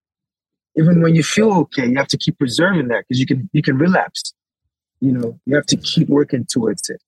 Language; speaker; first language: English; non-native, local second language; Yoruba